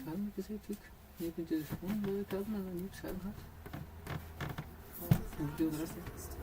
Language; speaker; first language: Dutch; native; Dutch